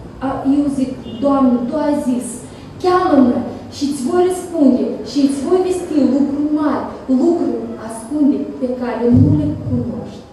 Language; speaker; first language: Romanian; non-native, learner; Russian